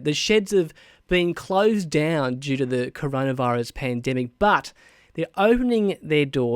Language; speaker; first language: English; native; English